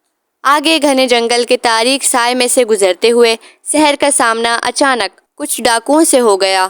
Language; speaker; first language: Urdu; native; Urdu